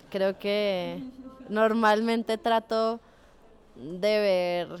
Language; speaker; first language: Spanish; native; Spanish